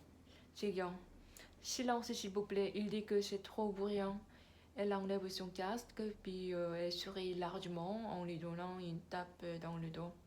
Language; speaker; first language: French; non-native, learner; Korean